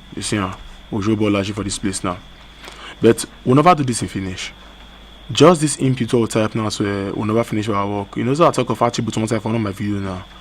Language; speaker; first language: Nigerian Pidgin; native; Nigerian Pidgin